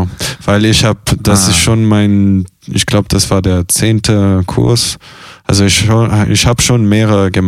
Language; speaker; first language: German; non-native, fluent; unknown